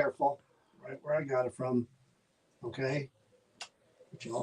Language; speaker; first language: English; native; English